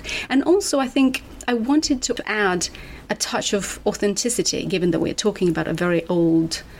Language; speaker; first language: English; non-native, fluent; Romanian